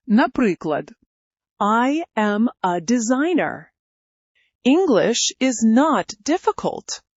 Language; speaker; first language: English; non-native, fluent; Ukrainian